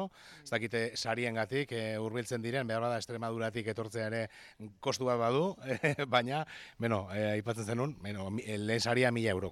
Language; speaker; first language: Basque; native; Basque